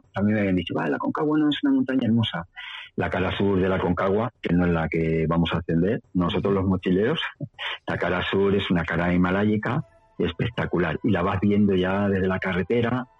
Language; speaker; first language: Spanish; native; Spanish